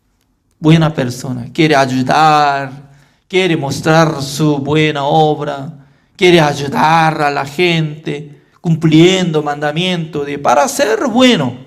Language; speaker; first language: Spanish; non-native, fluent; Korean